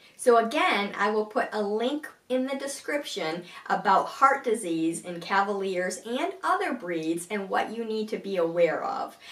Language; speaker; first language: English; native; English